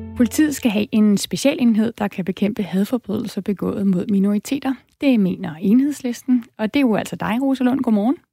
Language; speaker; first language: Danish; native; Danish